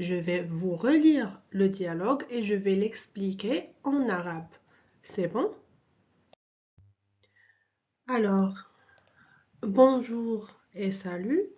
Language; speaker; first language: French; non-native, local second language; Arabic